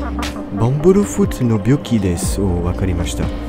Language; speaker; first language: Japanese; non-native, learner; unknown